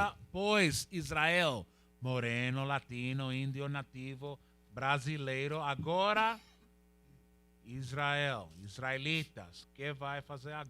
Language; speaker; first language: Portuguese; non-native, learner; Spanish